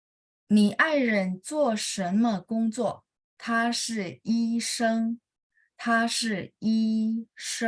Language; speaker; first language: Chinese; non-native, fluent; Indonesian